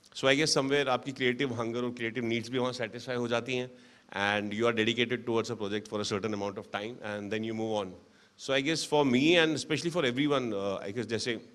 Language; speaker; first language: Hindi; native; Hindi